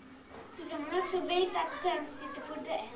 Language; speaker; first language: Swedish; non-native, learner; German